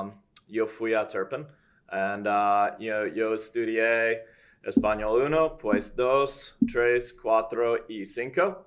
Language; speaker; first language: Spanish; non-native, fluent; English